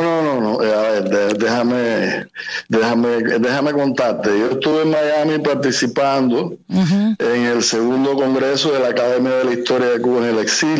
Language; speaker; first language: Spanish; native; Spanish